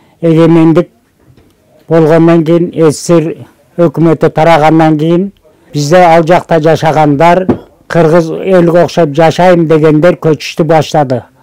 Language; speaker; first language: Kyrgyz; early bilingual, heritage; Kyrgyz